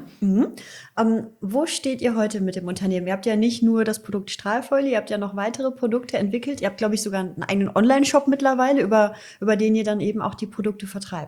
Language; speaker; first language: German; native; German